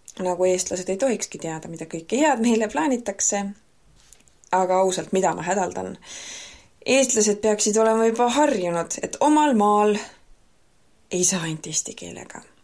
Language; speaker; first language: Estonian; native; Estonian